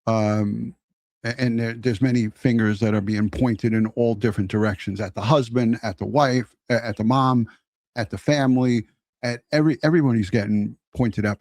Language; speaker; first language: English; native; English